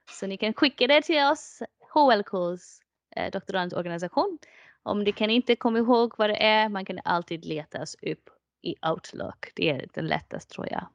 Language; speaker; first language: Swedish; non-native, fluent; English